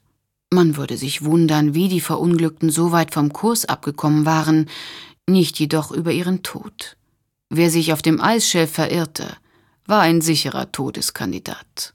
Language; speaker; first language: German; native; German